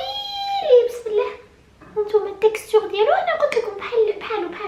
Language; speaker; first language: Arabic; native; Arabic